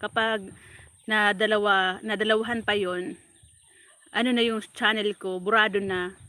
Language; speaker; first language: Filipino; non-native, local second language; Bikol